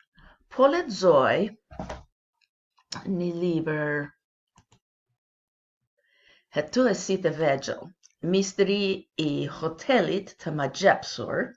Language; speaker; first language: Albanian; non-native, learner; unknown